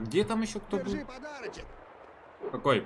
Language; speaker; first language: Russian; native; Russian